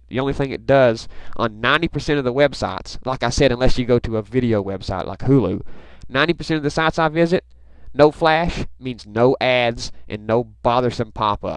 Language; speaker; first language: English; native; English